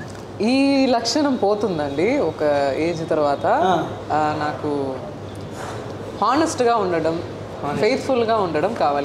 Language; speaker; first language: Telugu; non-native, learner; Tamil